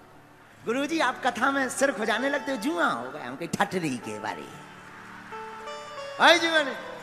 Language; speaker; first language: Hindi; native; Hindi